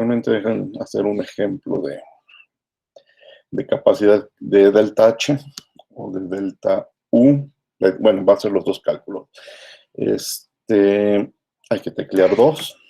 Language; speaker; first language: Spanish; native; Spanish